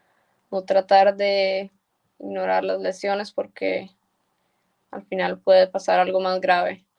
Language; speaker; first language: Spanish; early bilingual, heritage; Spanish